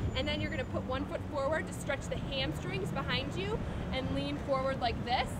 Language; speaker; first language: English; native; English